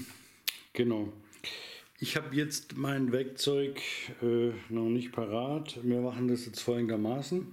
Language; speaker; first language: German; native; German